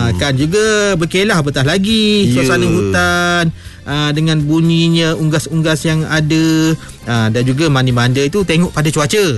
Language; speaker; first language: Malay; native; Malay